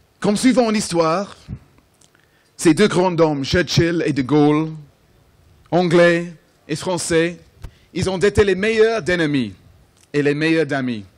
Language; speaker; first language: French; non-native, fluent; English